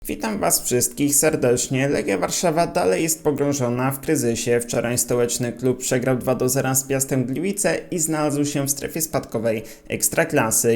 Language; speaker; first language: Polish; native; Polish